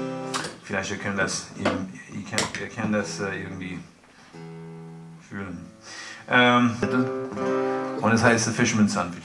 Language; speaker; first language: German; non-native, fluent; English